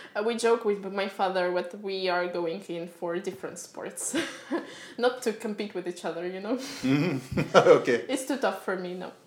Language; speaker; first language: English; non-native, fluent; Russian